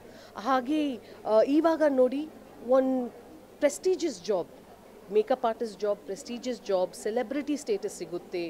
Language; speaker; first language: Kannada; non-native, fluent; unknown